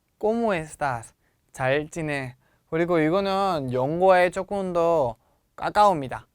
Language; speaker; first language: Korean; non-native, fluent; Spanish